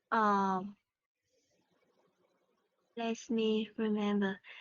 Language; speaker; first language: English; non-native, learner; Vietnamese